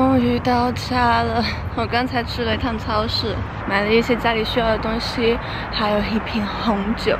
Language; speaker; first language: Chinese; early bilingual, heritage; Chinese